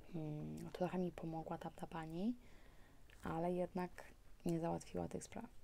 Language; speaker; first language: Polish; early bilingual, heritage; Polish